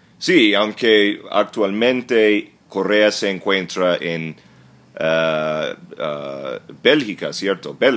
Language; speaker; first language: Spanish; non-native, fluent; English